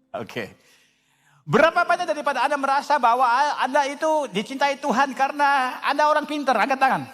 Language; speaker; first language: Indonesian; non-native, fluent; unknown